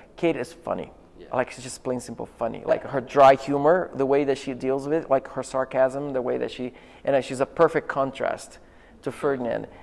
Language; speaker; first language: English; non-native, fluent; Portuguese